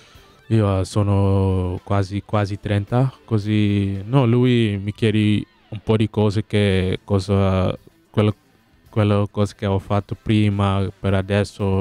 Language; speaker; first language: Italian; non-native, learner; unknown